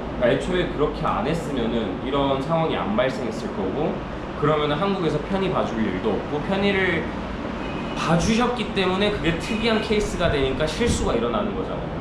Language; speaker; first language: Korean; early bilingual, other home language; Urdu